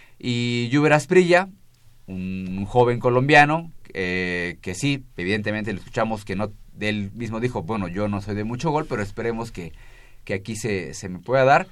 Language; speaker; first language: Spanish; native; Spanish